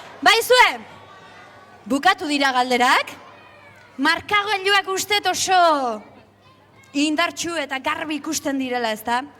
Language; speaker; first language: Basque; native; Basque